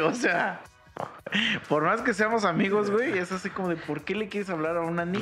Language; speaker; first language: Spanish; native; Spanish